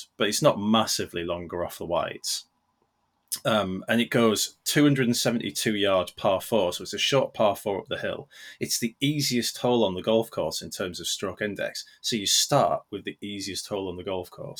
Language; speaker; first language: English; native; English